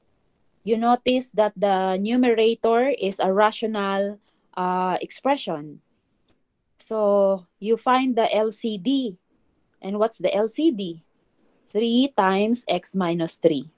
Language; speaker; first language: English; non-native, local second language; Filipino